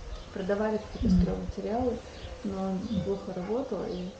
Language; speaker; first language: Russian; native; Russian